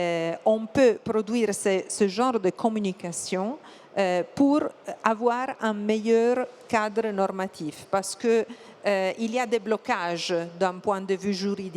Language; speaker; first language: French; non-native, fluent; Italian